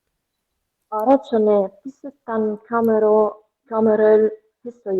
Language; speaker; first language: Korean; non-native, learner; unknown